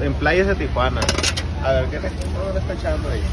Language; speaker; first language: Spanish; native; Spanish